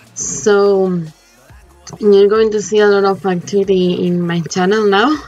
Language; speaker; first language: English; non-native, fluent; Spanish